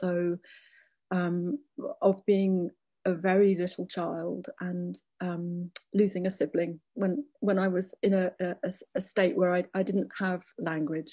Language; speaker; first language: English; native; English